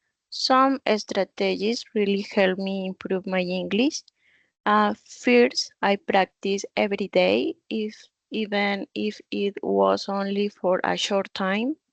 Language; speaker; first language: English; non-native, learner; Spanish